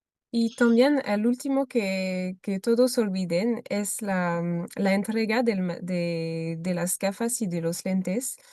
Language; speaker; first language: Spanish; non-native, fluent; French